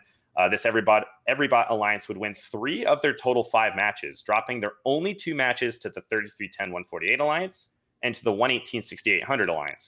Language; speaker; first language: English; native; English